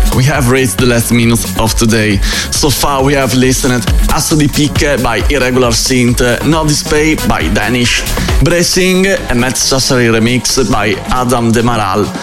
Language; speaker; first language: English; non-native, fluent; Italian